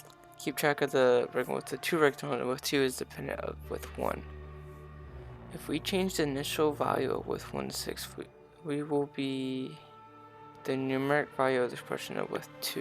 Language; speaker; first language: English; native; English